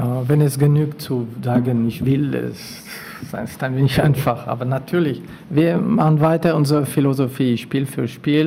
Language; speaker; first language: German; non-native, fluent; French